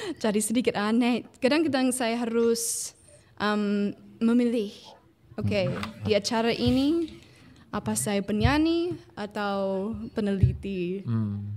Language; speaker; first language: Indonesian; non-native, fluent; English